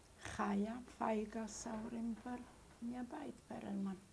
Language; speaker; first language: Hebrew; non-native, fluent; Yiddish